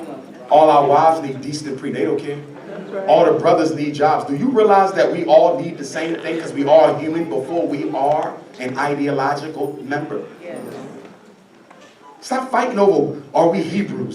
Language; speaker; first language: English; native; English